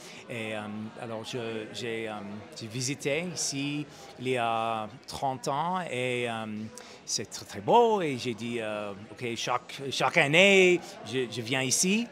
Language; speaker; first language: French; non-native, learner; English